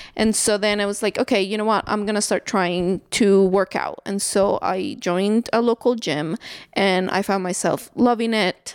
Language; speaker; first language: English; early bilingual, other home language; Spanish